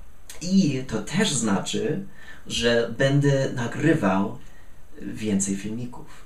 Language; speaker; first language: Polish; non-native, fluent; English